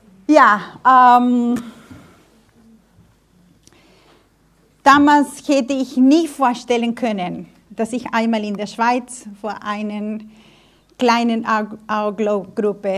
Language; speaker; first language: German; non-native, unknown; Spanish